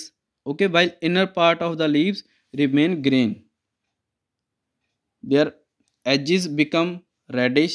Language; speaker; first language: English; non-native, local second language; Punjabi